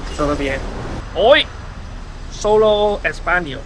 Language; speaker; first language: Spanish; non-native, learner; Cantonese